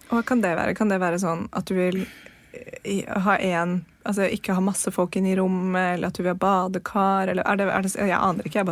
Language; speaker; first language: Norwegian; native; Norwegian